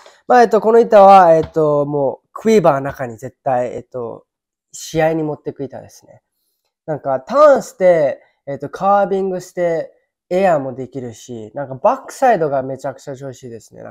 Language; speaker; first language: Japanese; early bilingual, other home language; English